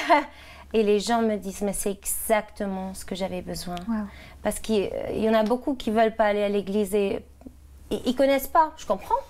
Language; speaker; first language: French; non-native, fluent; German